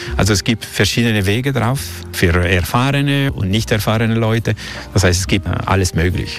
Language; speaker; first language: German; non-native, local second language; Italian